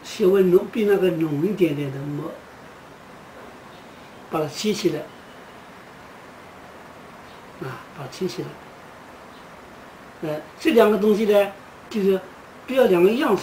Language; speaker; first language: Chinese; native; Chinese